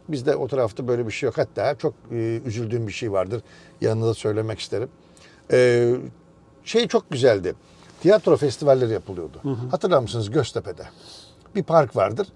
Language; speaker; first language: Turkish; native; Turkish